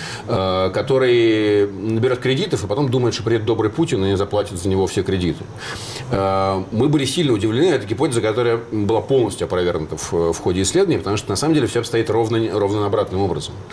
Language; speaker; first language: Russian; native; Russian